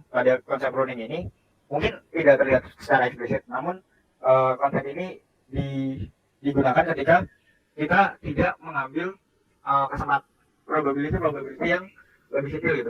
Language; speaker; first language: Indonesian; native; Indonesian